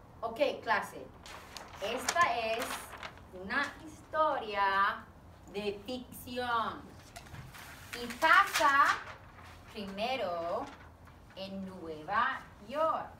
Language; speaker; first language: Spanish; non-native, fluent; English